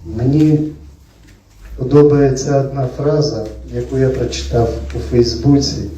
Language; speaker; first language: Ukrainian; non-native, local second language; Russian